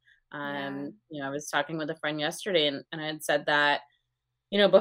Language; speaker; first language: English; native; English